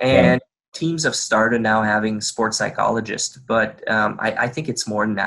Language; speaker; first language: English; non-native, fluent; French